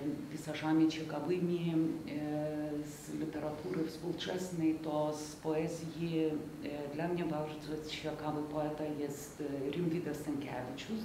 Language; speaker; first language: Polish; non-native, fluent; Lithuanian